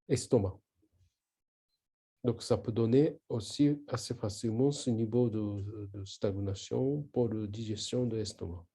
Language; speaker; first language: French; non-native, learner; Japanese